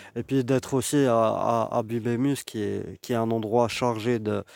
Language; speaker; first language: French; non-native, local second language; Arabic